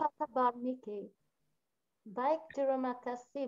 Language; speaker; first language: Indonesian; non-native, learner; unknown